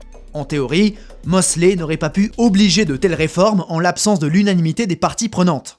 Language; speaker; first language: French; native; French